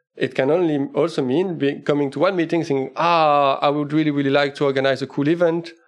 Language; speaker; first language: English; non-native, fluent; French